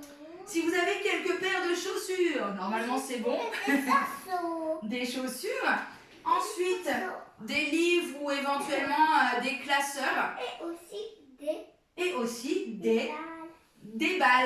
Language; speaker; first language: French; native; French